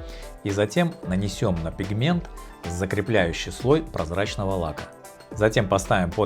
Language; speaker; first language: Russian; native; Russian